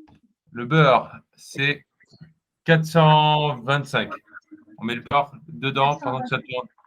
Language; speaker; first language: French; native; French